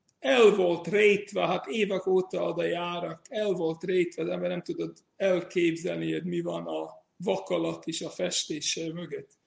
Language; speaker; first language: Hungarian; early bilingual, heritage; Hungarian